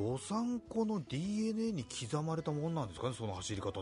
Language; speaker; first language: Japanese; native; Japanese